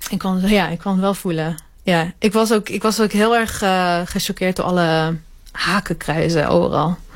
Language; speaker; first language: Dutch; early bilingual, other home language; Hebrew